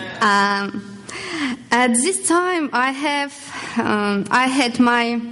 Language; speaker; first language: English; non-native, learner; Russian